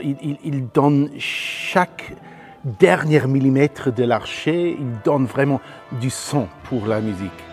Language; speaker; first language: French; non-native, fluent; English